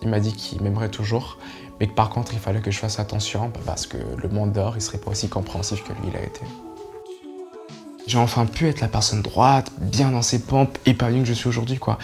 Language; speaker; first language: French; non-native, local second language; Rundi